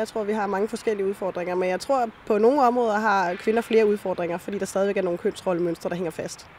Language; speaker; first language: Danish; native; Danish